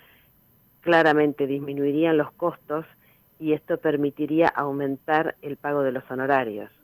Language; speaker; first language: Spanish; native; Spanish